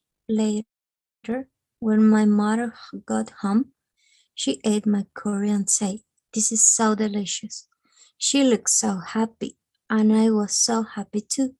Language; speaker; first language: English; non-native, learner; Spanish